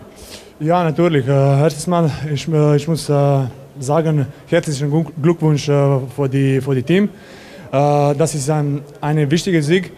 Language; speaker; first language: German; non-native, learner; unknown